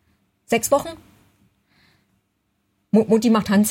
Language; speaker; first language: German; native; German